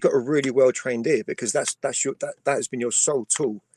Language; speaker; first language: English; native; English